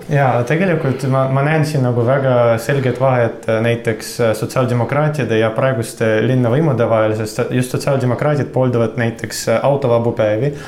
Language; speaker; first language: Estonian; non-native, local second language; Russian